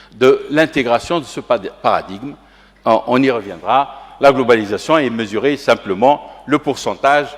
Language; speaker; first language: French; non-native, local second language; Arabic